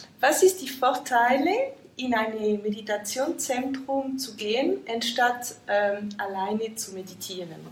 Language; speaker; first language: German; non-native, fluent; French